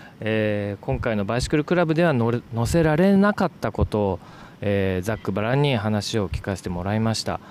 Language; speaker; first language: Japanese; native; Japanese